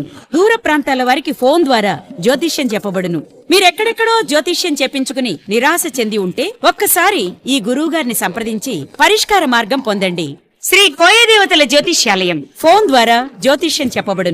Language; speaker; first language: Telugu; native; Telugu